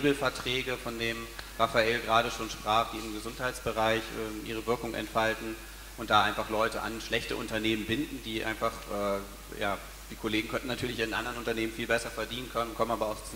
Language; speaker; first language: German; native; German